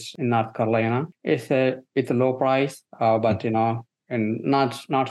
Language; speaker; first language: English; non-native, local second language; Telugu